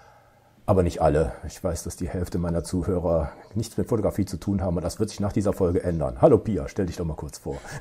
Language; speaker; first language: German; native; German